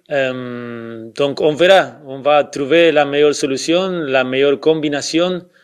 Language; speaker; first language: French; non-native, fluent; Spanish